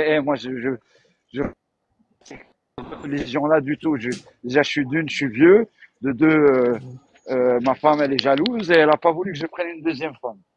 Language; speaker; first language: French; native; French